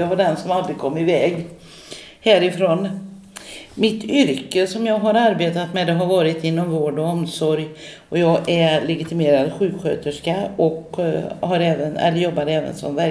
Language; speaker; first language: Swedish; native; Swedish